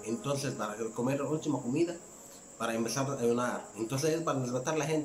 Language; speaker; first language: Spanish; non-native, learner; Arabic